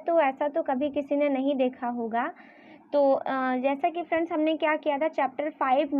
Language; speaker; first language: Hindi; native; Hindi